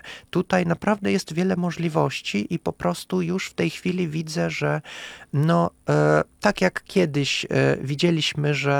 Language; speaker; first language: Polish; non-native, fluent; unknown